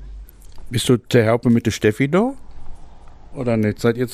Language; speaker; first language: German; native; German